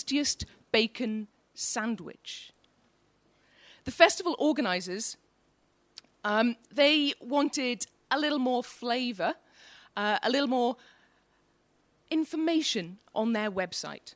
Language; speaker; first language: English; native; English